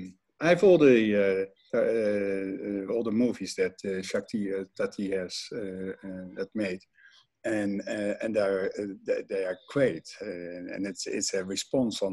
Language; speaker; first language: English; non-native, fluent; Dutch